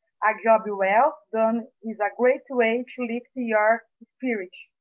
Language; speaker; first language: English; non-native, learner; Portuguese